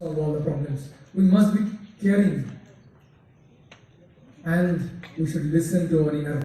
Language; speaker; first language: English; non-native, local second language; Bangla